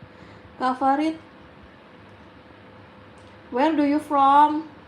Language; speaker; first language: English; non-native, learner; Indonesian